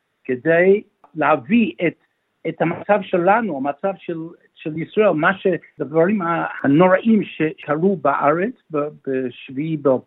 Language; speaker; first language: Hebrew; non-native, fluent; English